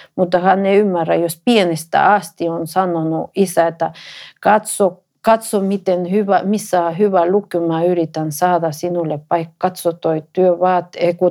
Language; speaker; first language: Finnish; non-native, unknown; Spanish